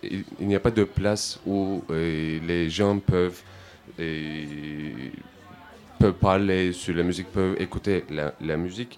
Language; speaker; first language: French; non-native, learner; Turkish